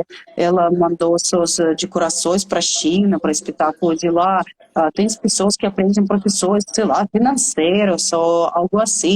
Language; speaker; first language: Portuguese; non-native, fluent; Russian